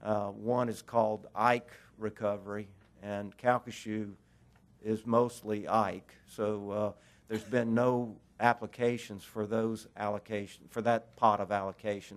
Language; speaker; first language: English; native; English